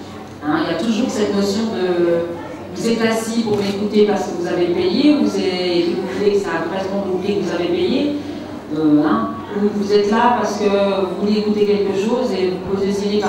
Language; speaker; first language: French; native; French